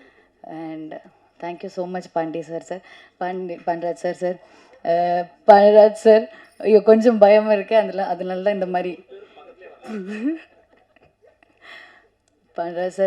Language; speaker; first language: Tamil; non-native, learner; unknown